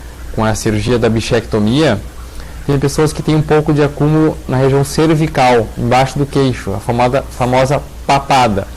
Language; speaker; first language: Portuguese; native; Portuguese